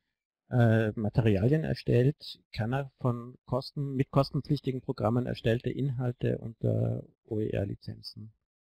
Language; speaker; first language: German; native; German